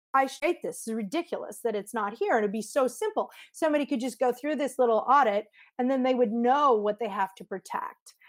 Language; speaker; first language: English; native; English